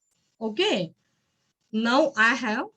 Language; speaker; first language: English; non-native, learner; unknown